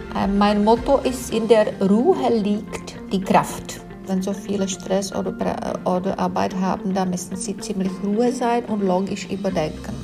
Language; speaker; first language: German; non-native, fluent; Czech